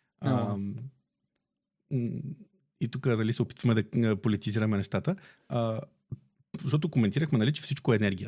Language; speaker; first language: Bulgarian; native; Bulgarian